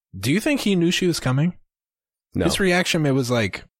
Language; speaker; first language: English; native; English